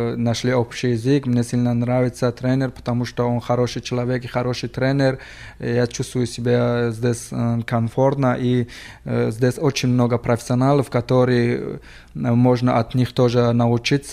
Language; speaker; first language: Russian; non-native, local second language; Tajik